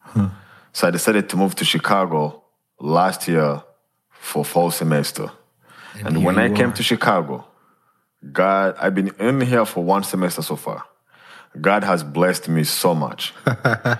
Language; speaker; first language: English; non-native, local second language; Kinyarwanda